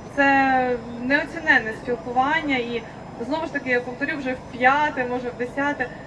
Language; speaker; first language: Ukrainian; native; Ukrainian